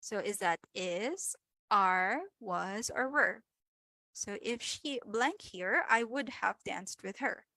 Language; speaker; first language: English; non-native, local second language; Filipino